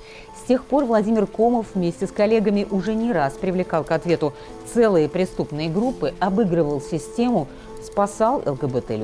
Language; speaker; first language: Russian; native; Russian